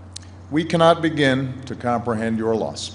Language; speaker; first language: English; native; English